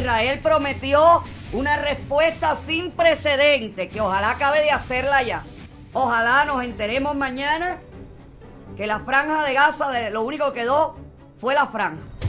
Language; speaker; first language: Spanish; native; Spanish